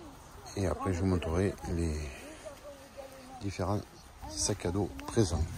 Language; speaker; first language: French; native; French